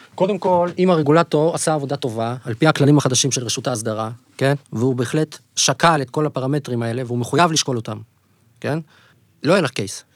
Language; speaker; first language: Hebrew; native; Hebrew